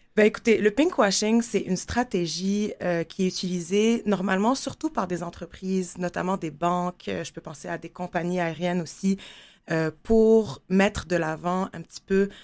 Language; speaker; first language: French; non-native, local second language; Arabic